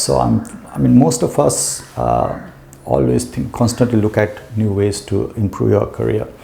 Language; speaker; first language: English; non-native, local second language; Sinhala